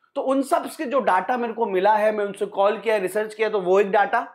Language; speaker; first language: Hindi; native; Hindi